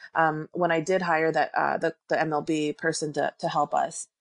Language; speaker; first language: English; early bilingual, other home language; Korean